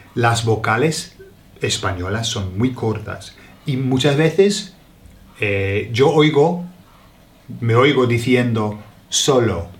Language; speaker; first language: Spanish; non-native, fluent; English